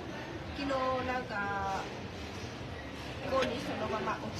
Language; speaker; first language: Japanese; non-native, learner; Vietnamese